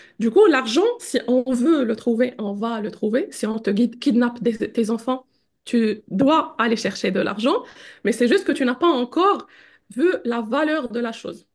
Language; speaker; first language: French; non-native, local second language; Arabic